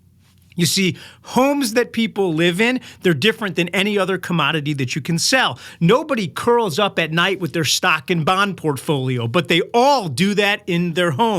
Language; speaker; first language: English; native; English